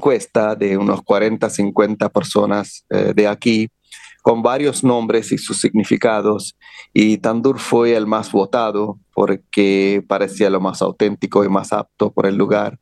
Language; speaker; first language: Spanish; non-native, fluent; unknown